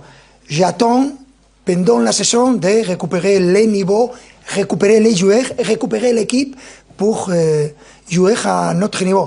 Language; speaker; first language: French; non-native, fluent; Spanish